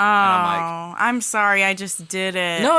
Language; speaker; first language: English; native; English